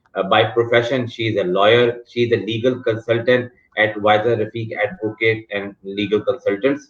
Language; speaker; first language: English; non-native, local second language; Urdu